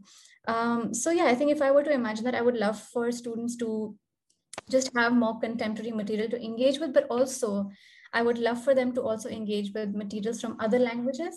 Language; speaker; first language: English; non-native, local second language; Hindi